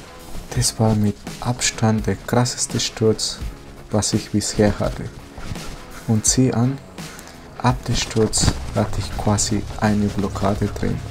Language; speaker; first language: German; non-native, fluent; Spanish